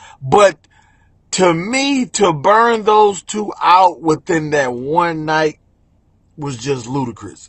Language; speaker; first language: English; native; English